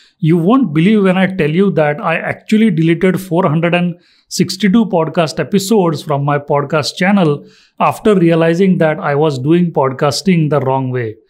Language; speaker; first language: English; non-native, local second language; Marathi